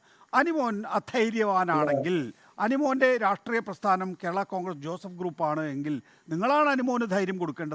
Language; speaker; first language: Malayalam; native; Malayalam